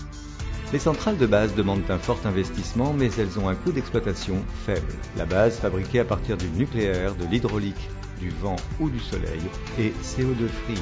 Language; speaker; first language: French; native; French